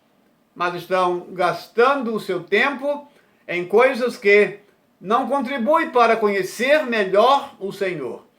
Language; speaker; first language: Portuguese; native; Portuguese